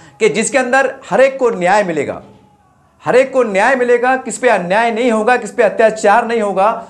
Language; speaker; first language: Hindi; non-native, local second language; Urdu